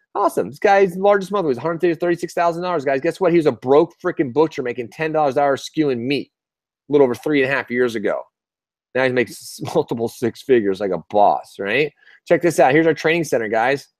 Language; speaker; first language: English; native; English